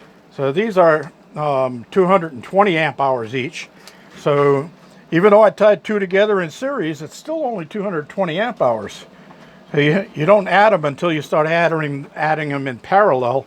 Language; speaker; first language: English; native; English